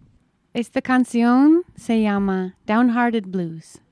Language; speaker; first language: Spanish; non-native, learner; English